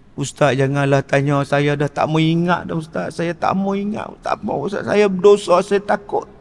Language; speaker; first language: Malay; native; Malay